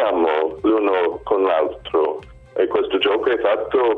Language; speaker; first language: Italian; non-native, fluent; Swedish